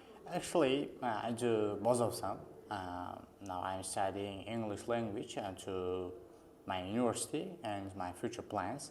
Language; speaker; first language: English; non-native, learner; Uzbek